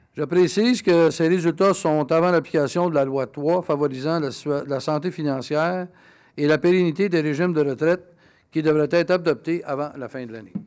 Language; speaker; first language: French; native; French